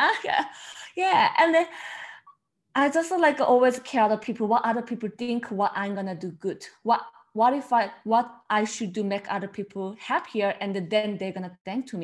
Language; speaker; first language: English; non-native, learner; Korean